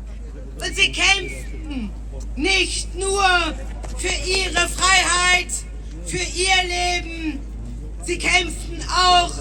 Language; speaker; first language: German; early bilingual, other home language; Kurdish